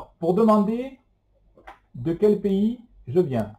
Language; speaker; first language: French; native; French